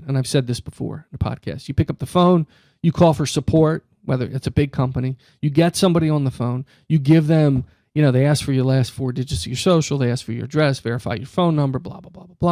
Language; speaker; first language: English; native; English